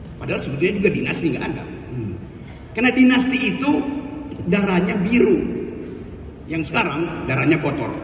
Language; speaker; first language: Indonesian; native; Indonesian